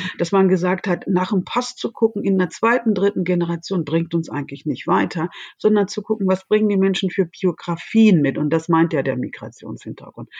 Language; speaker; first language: German; early bilingual, other home language; Turkish